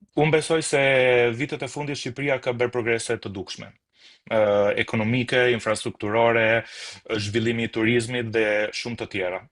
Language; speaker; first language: Albanian; early bilingual, heritage; Albanian